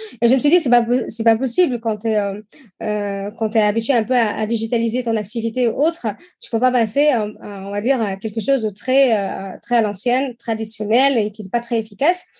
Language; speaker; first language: French; non-native, fluent; Arabic